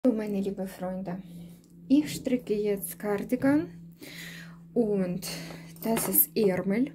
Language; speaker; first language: German; non-native, learner; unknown